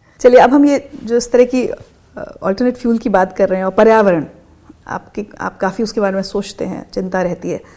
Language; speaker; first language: Hindi; native; Hindi